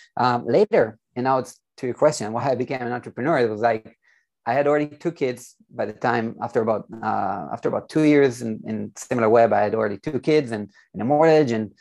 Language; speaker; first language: English; non-native, fluent; Hebrew